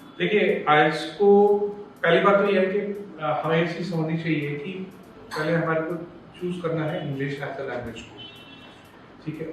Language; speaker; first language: Hindi; non-native, local second language; Gujarati